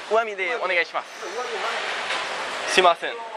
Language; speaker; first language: Japanese; non-native, fluent; English